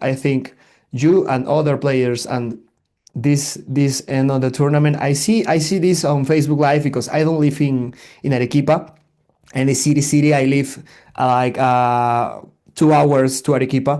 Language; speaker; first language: English; non-native, learner; Spanish